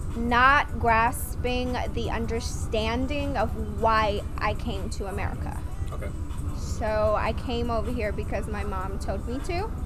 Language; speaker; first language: English; non-native, fluent; Vietnamese